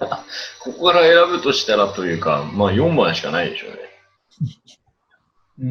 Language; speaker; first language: Japanese; native; Japanese